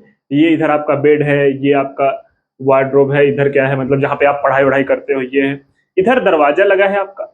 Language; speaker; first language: Hindi; native; Hindi